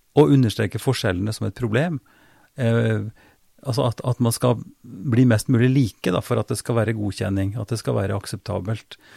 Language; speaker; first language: Norwegian; native; Norwegian